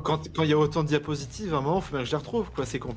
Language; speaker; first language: French; native; French